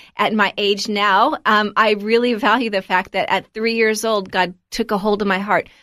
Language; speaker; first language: English; native; English